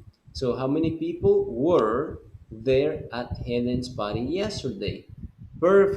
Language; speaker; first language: English; non-native, fluent; Spanish